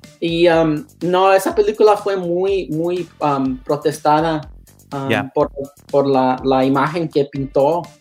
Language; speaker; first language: Spanish; non-native, learner; English